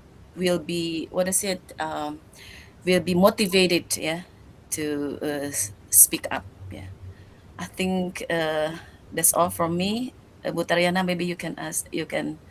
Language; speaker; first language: English; non-native, learner; Indonesian